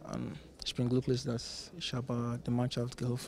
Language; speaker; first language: German; non-native, learner; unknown